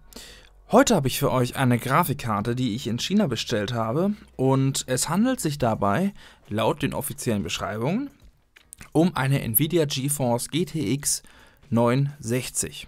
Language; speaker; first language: German; native; German